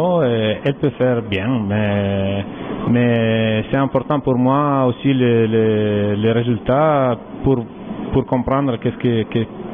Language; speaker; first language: French; non-native, learner; Italian